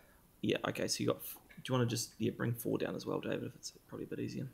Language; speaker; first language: English; native; English